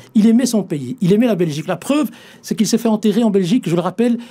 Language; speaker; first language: French; native; French